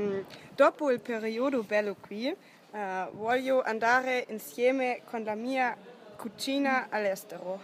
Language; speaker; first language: Italian; non-native, learner; German